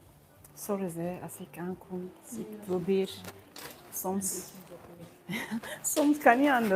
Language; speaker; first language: Dutch; non-native, learner; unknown